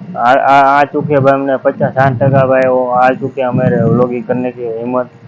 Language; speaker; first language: Hindi; non-native, local second language; Gujarati